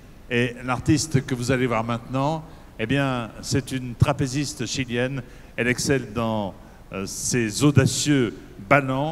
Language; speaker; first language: French; native; French